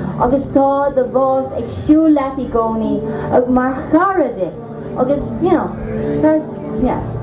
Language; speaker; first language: Irish; non-native, local second language; English